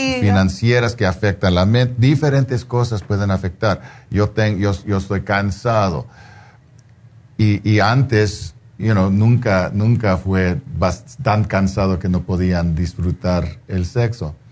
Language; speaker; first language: Spanish; non-native, fluent; English